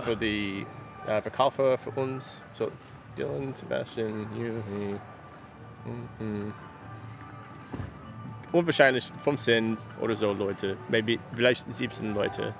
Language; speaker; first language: German; non-native, learner; English